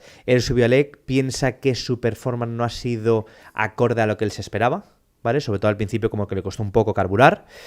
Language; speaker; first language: Spanish; native; Spanish